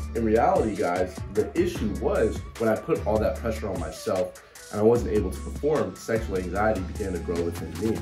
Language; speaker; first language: English; native; English